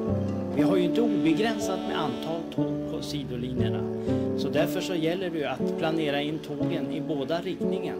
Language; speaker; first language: Swedish; native; Swedish